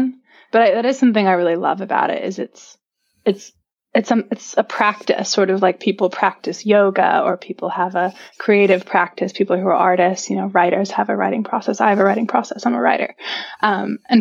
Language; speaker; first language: English; native; English